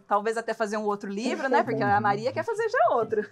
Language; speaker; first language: Portuguese; native; Portuguese